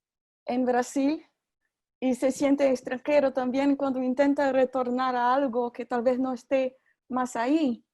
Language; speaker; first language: Spanish; non-native, fluent; Portuguese